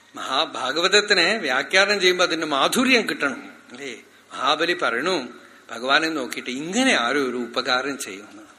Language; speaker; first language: Malayalam; native; Malayalam